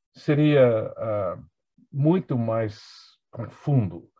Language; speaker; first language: Portuguese; non-native, fluent; English